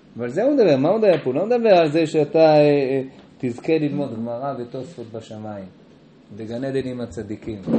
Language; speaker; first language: Hebrew; native; Hebrew